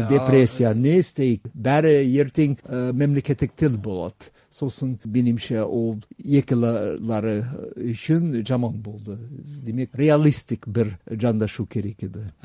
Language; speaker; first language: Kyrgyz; non-native, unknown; English